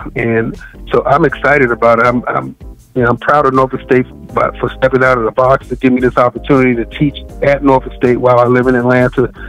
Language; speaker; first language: English; native; English